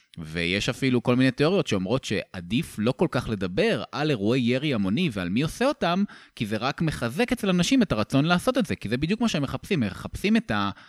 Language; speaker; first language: Hebrew; native; Hebrew